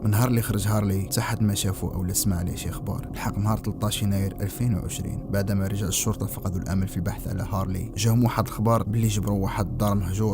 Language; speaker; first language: Arabic; native; Arabic